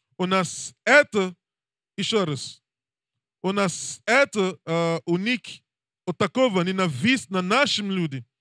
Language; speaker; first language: Russian; non-native, learner; English